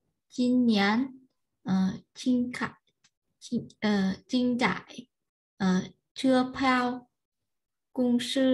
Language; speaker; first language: Chinese; non-native, learner; Vietnamese